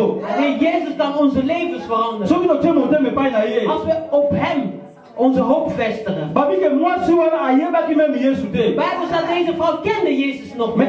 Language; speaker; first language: Dutch; early bilingual, other home language; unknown